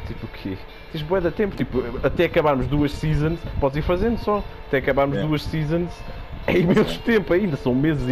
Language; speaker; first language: Portuguese; native; Portuguese